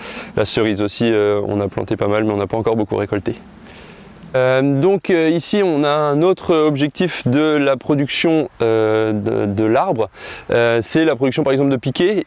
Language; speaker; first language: French; native; French